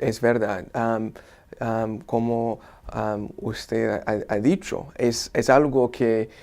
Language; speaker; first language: Spanish; non-native, fluent; English